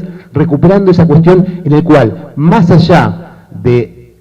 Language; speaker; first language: Spanish; native; Spanish